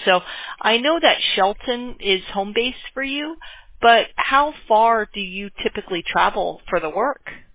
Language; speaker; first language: English; native; English